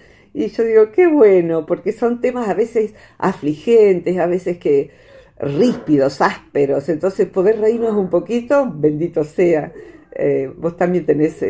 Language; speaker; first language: Spanish; native; Spanish